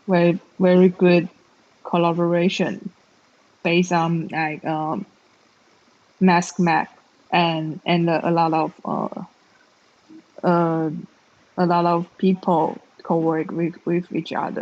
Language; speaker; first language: English; non-native, learner; Chinese